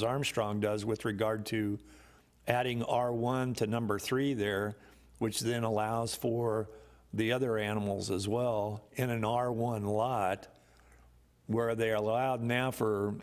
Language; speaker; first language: English; native; English